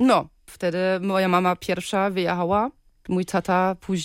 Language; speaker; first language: Polish; early bilingual, heritage; Polish